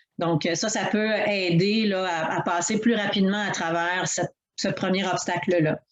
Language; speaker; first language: French; native; French